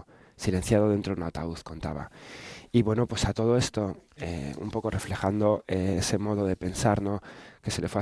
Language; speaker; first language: Spanish; native; Spanish